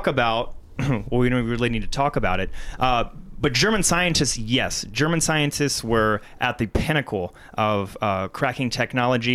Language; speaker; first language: English; native; English